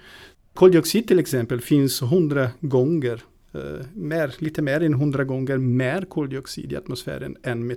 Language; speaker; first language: Swedish; non-native, fluent; Portuguese